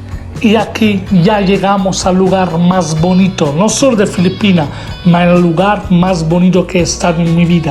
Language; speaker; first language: Spanish; non-native, fluent; Italian